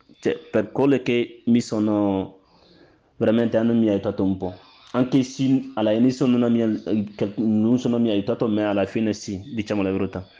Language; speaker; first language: Italian; non-native, learner; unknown